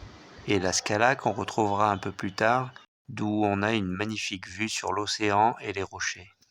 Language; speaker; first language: French; native; French